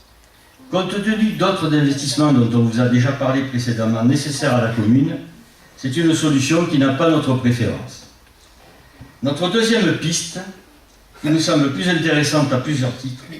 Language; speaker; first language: French; native; French